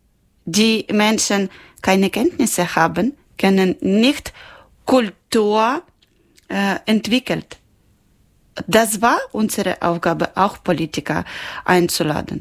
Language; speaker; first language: German; non-native, local second language; Ukrainian